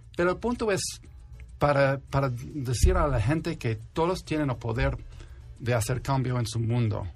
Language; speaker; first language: Spanish; non-native, fluent; English